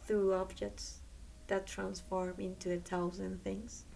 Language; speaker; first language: English; non-native, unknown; Spanish